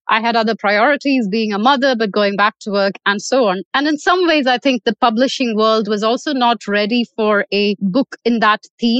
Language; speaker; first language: English; non-native, local second language; Malayalam